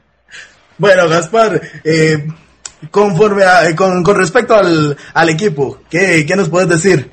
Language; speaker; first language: Spanish; native; Spanish